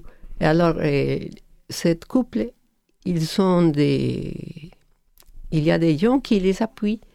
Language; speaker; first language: French; non-native, learner; Spanish